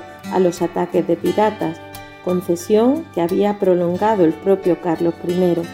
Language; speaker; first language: Spanish; native; Spanish